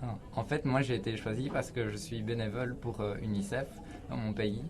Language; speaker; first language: French; native; French